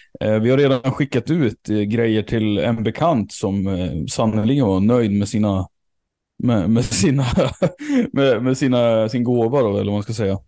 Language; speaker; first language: Swedish; native; Swedish